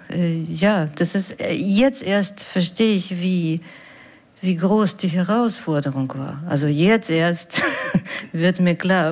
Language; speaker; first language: German; non-native, fluent; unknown